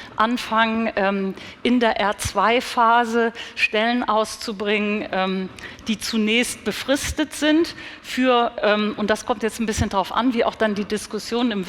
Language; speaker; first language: German; native; German